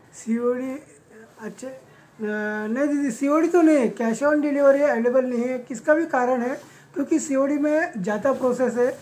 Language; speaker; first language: Hindi; non-native, local second language; Marathi